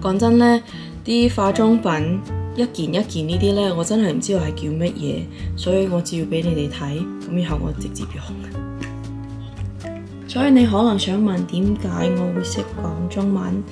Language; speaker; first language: Chinese; early bilingual, heritage; Cantonese